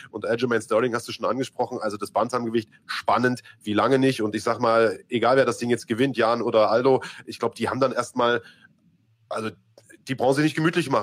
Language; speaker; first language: German; native; German